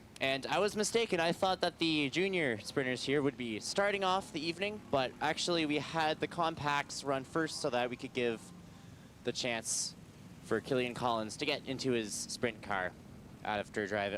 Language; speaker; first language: English; native; English